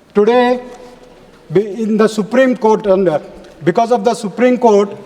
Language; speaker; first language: English; non-native, local second language; Telugu